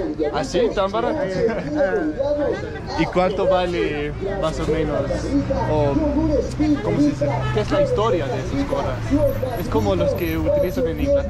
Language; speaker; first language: Spanish; non-native, learner; Danish